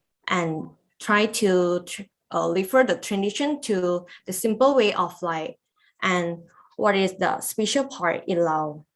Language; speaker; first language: English; non-native, learner; Lao